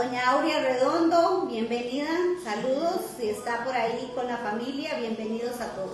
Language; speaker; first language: Spanish; native; Spanish